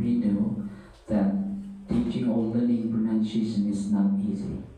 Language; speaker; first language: English; non-native, fluent; Indonesian